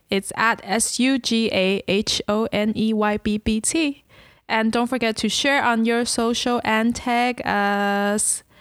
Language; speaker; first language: English; early bilingual, other home language; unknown